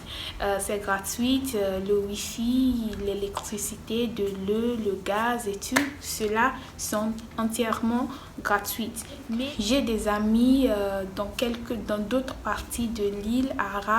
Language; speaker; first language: French; non-native, fluent; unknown